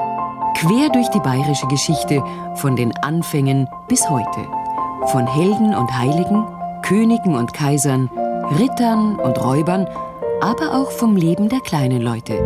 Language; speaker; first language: German; native; German